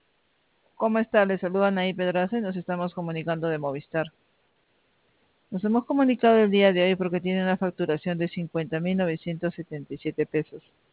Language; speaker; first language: Spanish; native; Spanish